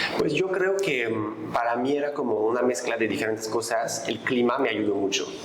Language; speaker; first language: Spanish; non-native, fluent; French